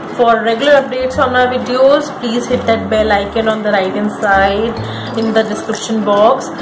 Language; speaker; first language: English; non-native, local second language; Hindi